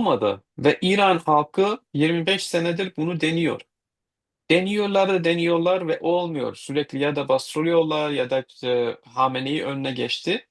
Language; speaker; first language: Turkish; non-native, fluent; Kurdish